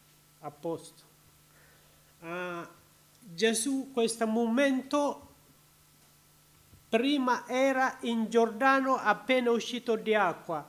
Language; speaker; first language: Italian; non-native, learner; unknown